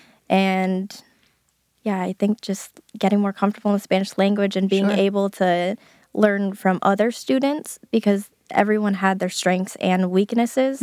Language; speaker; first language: English; native; English